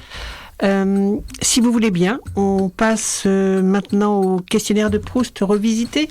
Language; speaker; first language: French; native; French